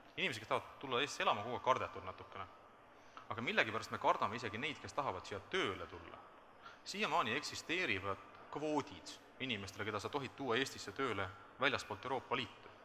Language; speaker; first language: Estonian; native; Estonian